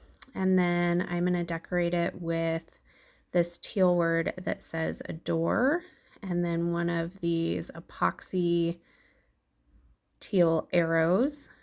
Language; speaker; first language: English; native; English